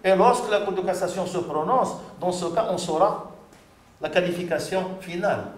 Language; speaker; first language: French; non-native, local second language; Arabic